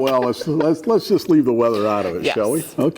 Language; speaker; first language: English; native; English